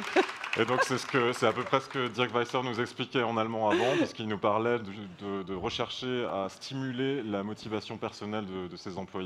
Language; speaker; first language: French; native; French